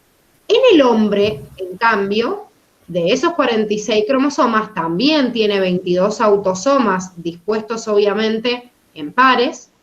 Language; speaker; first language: Spanish; native; Spanish